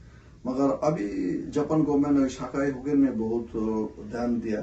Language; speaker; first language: Hindi; non-native, local second language; Bangla